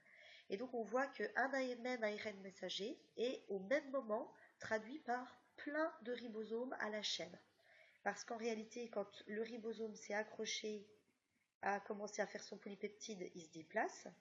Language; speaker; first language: French; native; French